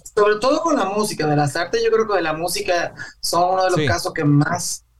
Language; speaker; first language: Spanish; native; Spanish